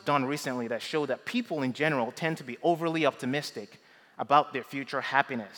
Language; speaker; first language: English; non-native, local second language; Yoruba